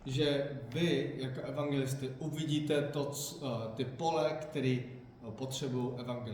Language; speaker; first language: Czech; non-native, fluent; Korean